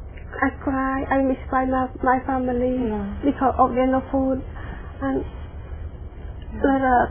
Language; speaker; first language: English; non-native, learner; Khmer